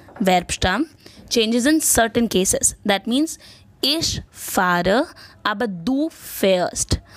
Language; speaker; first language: German; non-native, fluent; Hindi